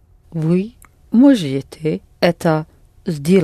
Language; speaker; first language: Russian; non-native, learner; English